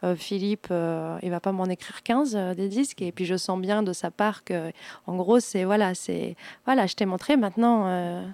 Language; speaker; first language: French; native; French